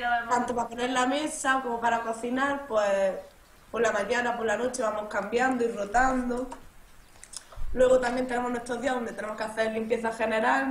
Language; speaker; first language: Spanish; native; Spanish